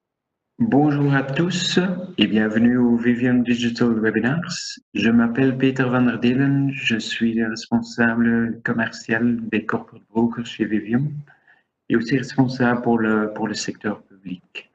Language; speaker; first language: French; non-native, local second language; Dutch